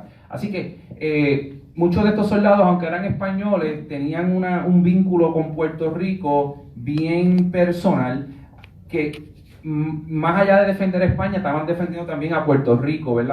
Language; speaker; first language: Spanish; native; Spanish